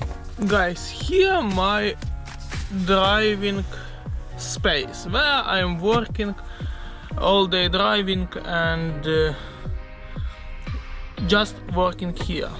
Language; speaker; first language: English; non-native, learner; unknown